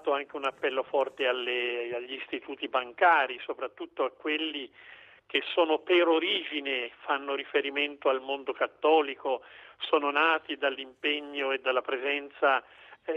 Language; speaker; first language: Italian; native; Italian